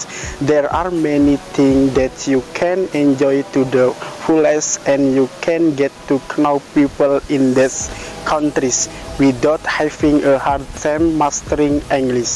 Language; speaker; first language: English; non-native, learner; Indonesian